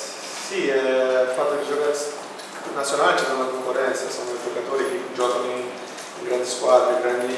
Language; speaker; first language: Italian; non-native, fluent; Portuguese